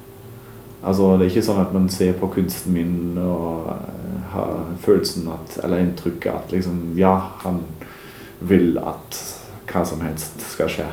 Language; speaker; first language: Norwegian; non-native, fluent; German